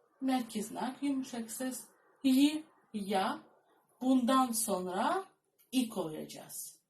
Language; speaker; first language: Turkish; non-native, fluent; Russian